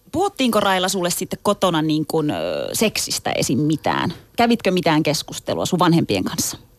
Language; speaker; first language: Finnish; native; Finnish